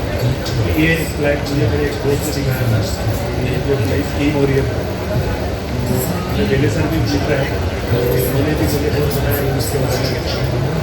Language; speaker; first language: Hindi; non-native, local second language; Marathi